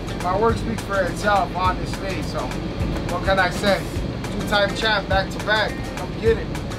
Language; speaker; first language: English; early bilingual, other home language; Spanish